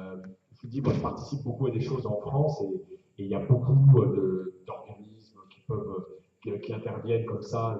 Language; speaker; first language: French; native; French